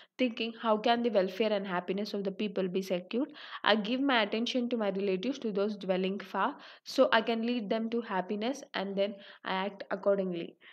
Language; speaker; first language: English; non-native, local second language; Telugu